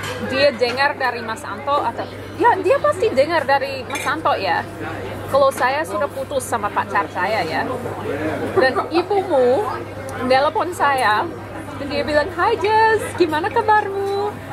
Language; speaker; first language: Malay; non-native, fluent; English